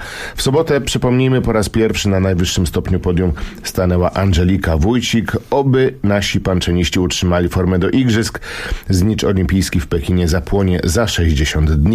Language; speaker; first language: Polish; native; Polish